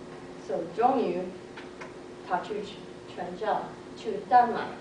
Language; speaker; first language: Chinese; non-native, learner; English